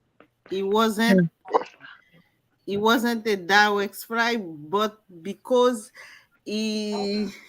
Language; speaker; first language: English; non-native, learner; French